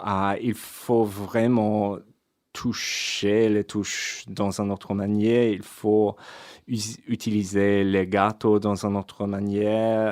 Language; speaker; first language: French; non-native, fluent; English